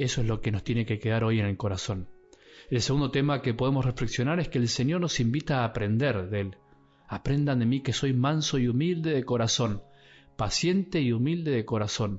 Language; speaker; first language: Spanish; native; Spanish